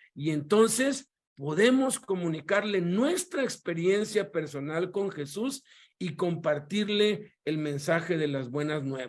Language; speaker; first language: Spanish; native; Spanish